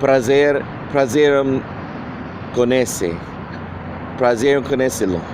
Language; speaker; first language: Portuguese; non-native, learner; English